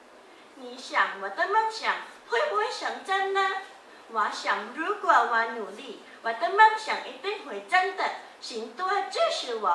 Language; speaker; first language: Chinese; non-native, learner; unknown